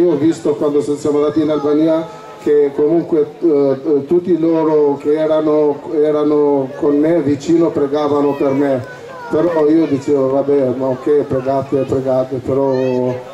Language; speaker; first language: Italian; non-native, fluent; Albanian